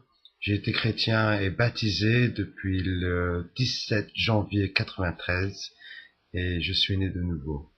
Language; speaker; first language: French; native; French